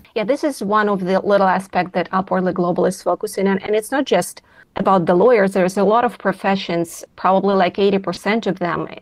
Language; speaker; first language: English; non-native, fluent; Russian